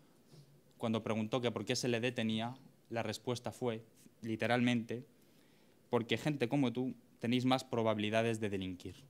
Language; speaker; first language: Spanish; native; Spanish